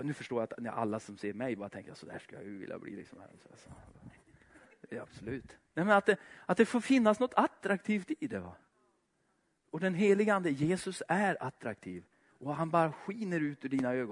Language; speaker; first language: Swedish; native; Swedish